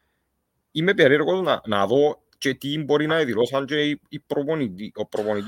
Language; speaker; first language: Greek; native; Greek